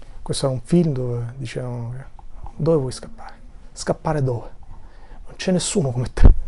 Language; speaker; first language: Italian; non-native, fluent; Albanian